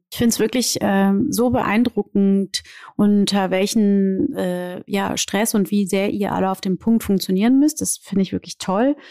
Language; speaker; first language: German; early bilingual, other home language; Portuguese